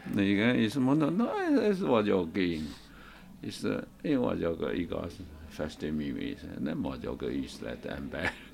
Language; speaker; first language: Hungarian; non-native, learner; Chinese